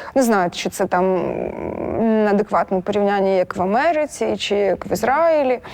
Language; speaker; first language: Ukrainian; non-native, local second language; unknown